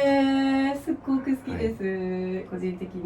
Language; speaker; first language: Japanese; non-native, fluent; English